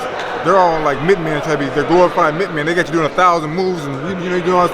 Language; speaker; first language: English; native; English